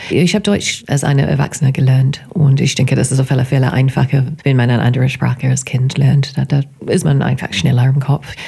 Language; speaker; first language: German; non-native, fluent; English